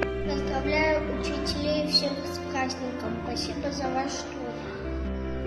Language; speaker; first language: Russian; non-native, local second language; Kazakh